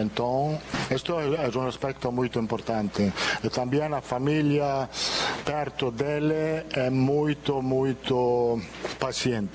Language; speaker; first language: Portuguese; non-native, fluent; Italian